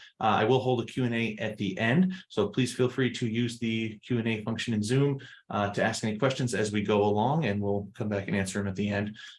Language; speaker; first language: English; native; English